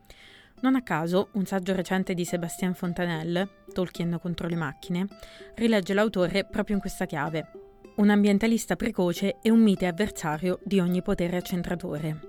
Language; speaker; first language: Italian; native; Italian